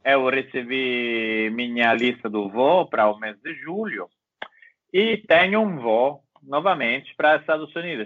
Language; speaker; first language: Portuguese; non-native, learner; Italian